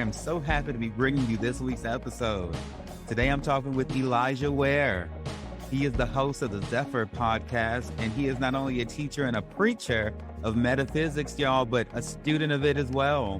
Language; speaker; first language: English; native; English